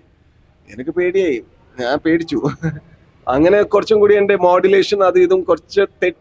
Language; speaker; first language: Malayalam; non-native, learner; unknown